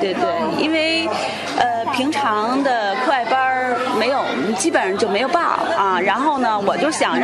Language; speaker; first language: Chinese; native; Chinese